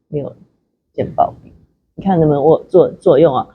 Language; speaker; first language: Chinese; native; Chinese